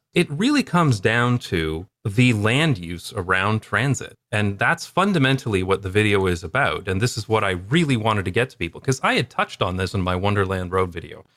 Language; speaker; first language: English; native; English